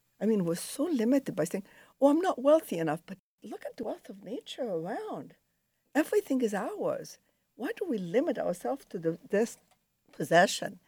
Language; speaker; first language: English; non-native, fluent; Arabic